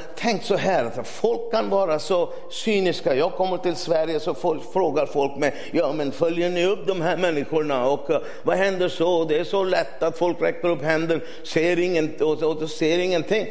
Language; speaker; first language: Swedish; non-native, fluent; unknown